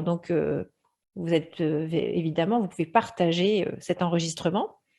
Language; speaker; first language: French; native; French